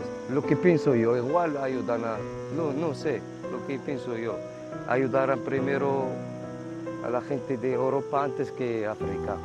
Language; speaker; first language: Spanish; non-native, fluent; Arabic